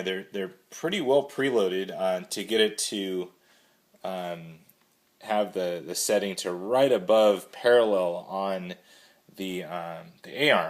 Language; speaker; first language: English; native; English